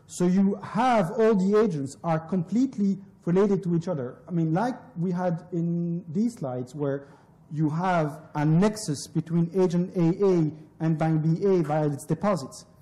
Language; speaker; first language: English; non-native, fluent; French